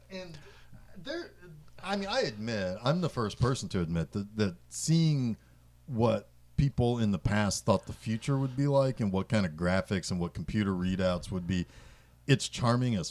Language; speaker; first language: English; native; English